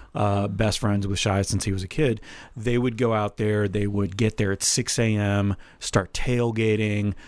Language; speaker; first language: English; native; English